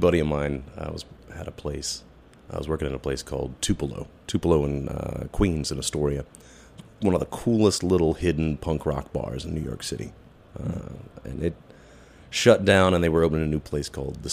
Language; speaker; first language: English; native; English